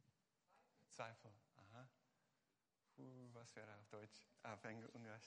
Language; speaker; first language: German; non-native, fluent; Hungarian